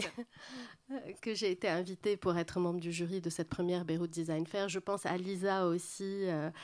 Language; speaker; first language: French; non-native, local second language; Arabic